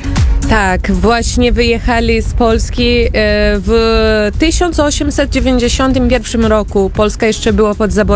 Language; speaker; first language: Polish; early bilingual, heritage; Portuguese